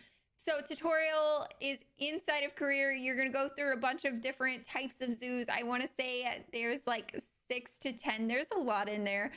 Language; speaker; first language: English; native; English